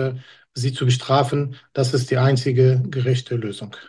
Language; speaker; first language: German; non-native, fluent; Kurdish